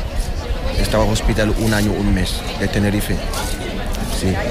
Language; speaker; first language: Spanish; non-native, learner; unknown